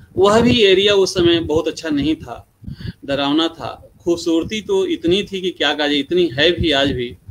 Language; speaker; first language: Hindi; non-native, local second language; Bhojpuri